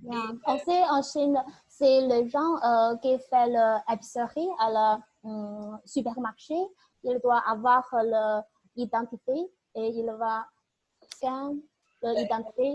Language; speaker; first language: French; non-native, learner; Chinese